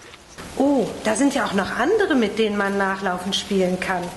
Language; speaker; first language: German; native; German